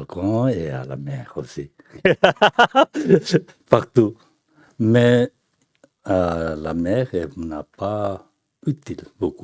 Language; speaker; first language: French; non-native, fluent; Tibetan